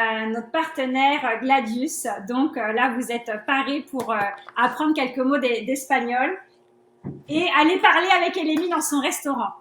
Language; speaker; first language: French; native; French